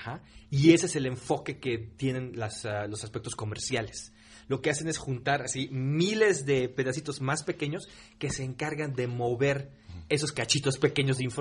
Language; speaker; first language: Spanish; native; Spanish